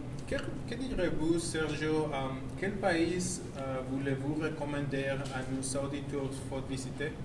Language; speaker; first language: French; non-native, learner; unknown